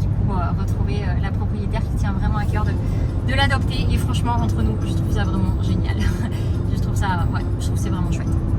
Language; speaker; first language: French; native; French